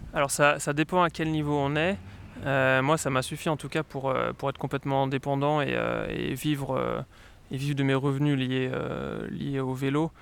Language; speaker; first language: French; native; French